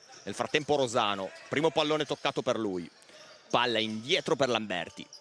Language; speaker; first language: Italian; native; Italian